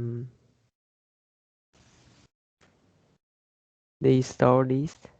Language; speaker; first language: English; non-native, learner; Chinese